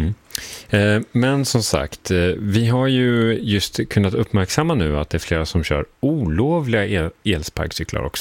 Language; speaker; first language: Swedish; native; Swedish